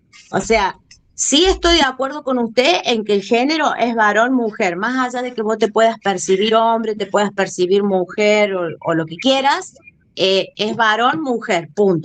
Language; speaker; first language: Spanish; native; Spanish